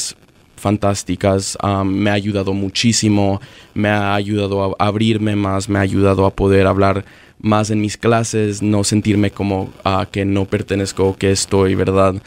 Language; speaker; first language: Spanish; early bilingual, other home language; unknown